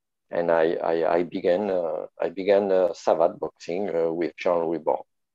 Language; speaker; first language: English; non-native, learner; French